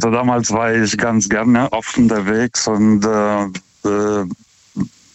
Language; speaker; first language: German; non-native, fluent; Lithuanian